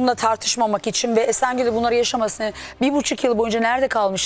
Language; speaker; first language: Turkish; native; Turkish